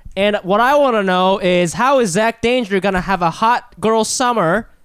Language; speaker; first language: English; early bilingual, other home language; Japanese